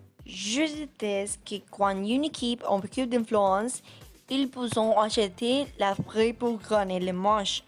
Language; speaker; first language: French; non-native, learner; Spanish